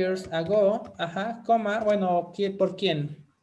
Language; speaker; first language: Spanish; native; Spanish